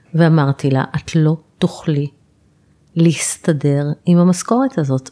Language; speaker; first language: Hebrew; native; Hebrew